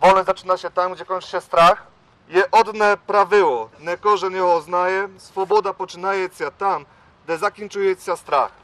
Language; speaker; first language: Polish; non-native, learner; Ukrainian